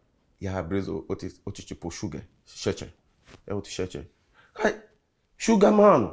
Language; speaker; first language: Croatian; non-native, learner; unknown